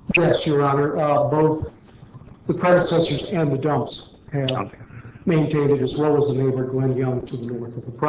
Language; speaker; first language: English; native; English